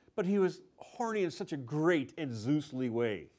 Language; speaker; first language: English; native; English